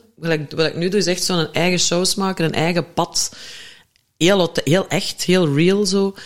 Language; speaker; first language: Dutch; native; Dutch